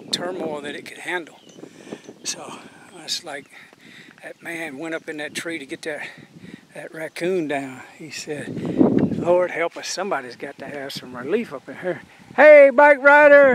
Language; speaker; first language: English; native; English